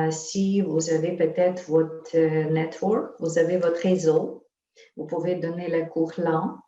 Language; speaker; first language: French; non-native, fluent; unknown